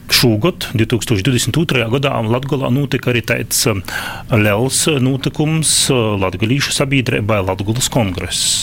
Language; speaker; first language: Latvian; native; Latvian